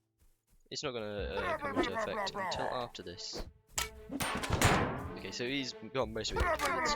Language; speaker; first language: English; native; English